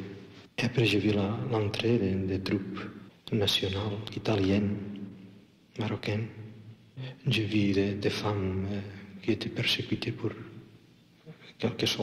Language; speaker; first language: French; non-native, fluent; Catalan